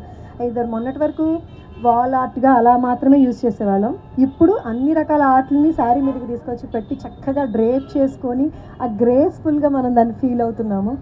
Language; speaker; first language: Telugu; native; Telugu